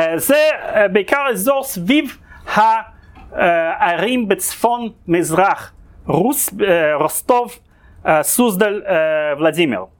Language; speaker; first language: Hebrew; non-native, fluent; Russian